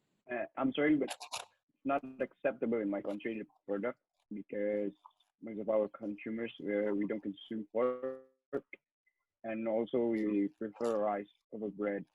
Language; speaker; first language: English; non-native, learner; Indonesian